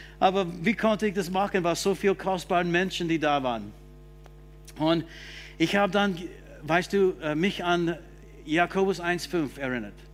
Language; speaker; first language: German; non-native, fluent; English